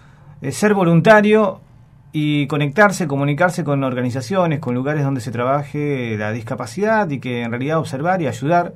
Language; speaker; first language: Spanish; native; Spanish